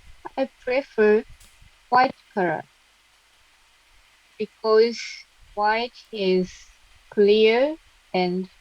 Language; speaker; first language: English; non-native, learner; Japanese